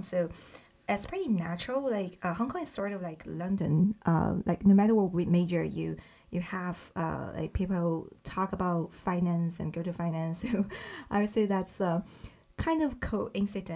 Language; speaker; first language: English; non-native, fluent; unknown